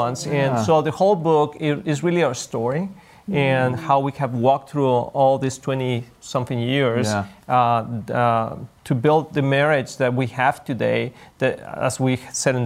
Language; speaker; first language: English; non-native, fluent; Spanish